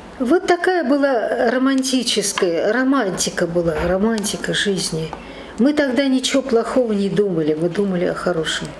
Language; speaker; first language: Russian; native; Russian